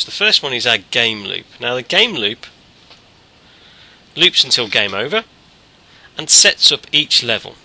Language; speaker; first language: English; native; English